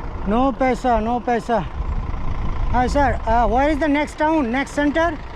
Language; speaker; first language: English; non-native, local second language; Bangla